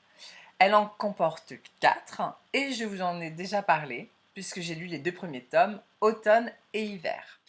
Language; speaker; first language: French; native; French